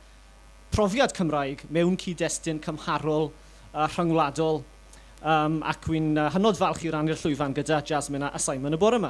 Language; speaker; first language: Welsh; native; Welsh